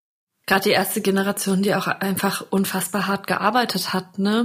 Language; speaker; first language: German; native; German